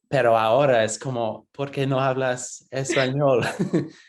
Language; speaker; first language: Spanish; non-native, fluent; English